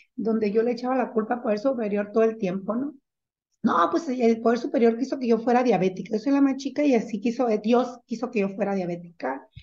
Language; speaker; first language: Spanish; native; Spanish